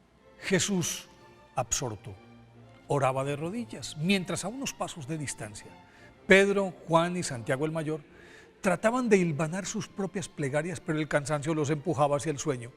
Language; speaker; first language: Spanish; native; Spanish